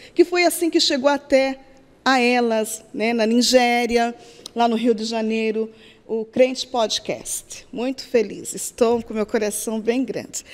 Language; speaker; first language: Portuguese; native; Portuguese